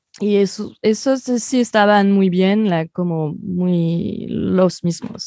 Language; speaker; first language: Spanish; non-native, fluent; French